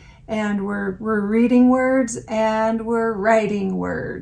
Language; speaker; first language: English; native; English